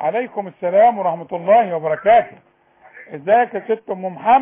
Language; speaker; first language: Arabic; native; Arabic